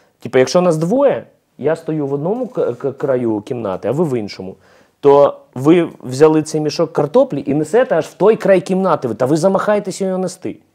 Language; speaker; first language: Ukrainian; non-native, local second language; Russian